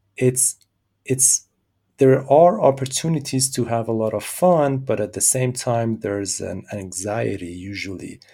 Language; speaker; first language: English; non-native, fluent; Persian